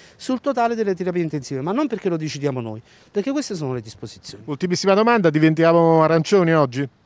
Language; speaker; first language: Italian; native; Italian